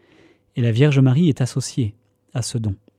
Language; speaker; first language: French; native; French